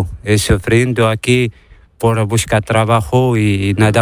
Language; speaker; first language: Spanish; non-native, learner; Arabic